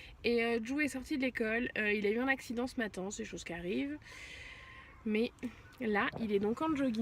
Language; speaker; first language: French; native; French